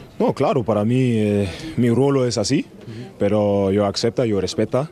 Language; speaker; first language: Spanish; non-native, learner; German